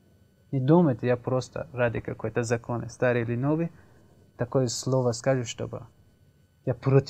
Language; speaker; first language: Russian; non-native, learner; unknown